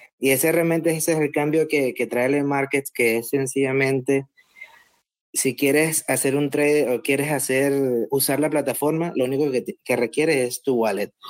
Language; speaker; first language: Spanish; native; Spanish